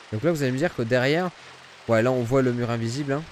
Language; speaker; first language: French; native; French